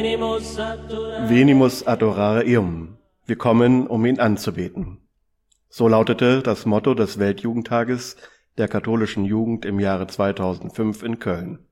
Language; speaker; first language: German; native; German